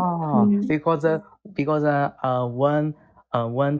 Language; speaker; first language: English; non-native, learner; Korean